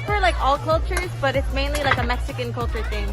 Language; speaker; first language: English; early bilingual, other home language; Spanish